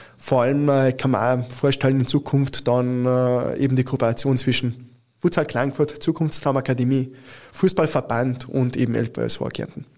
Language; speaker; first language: German; early bilingual, other home language; Italian